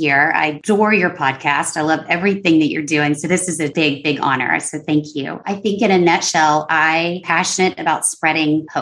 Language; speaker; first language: English; native; English